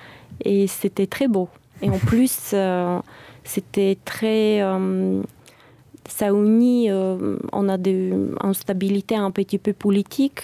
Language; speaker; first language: French; non-native, fluent; Bulgarian